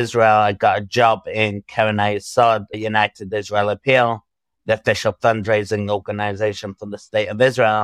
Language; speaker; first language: English; native; English